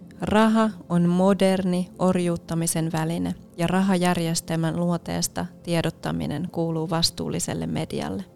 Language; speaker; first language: Finnish; native; Finnish